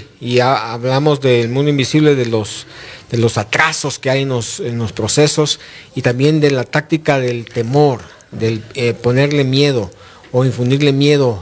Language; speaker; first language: Spanish; native; Spanish